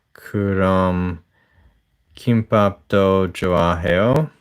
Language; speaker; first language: Korean; non-native, learner; English